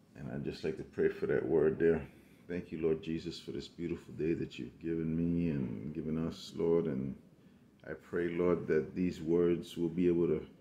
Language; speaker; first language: English; native; English